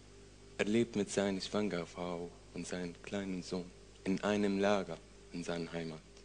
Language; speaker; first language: German; non-native, learner; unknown